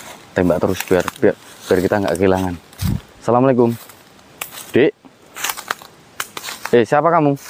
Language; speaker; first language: Indonesian; native; Indonesian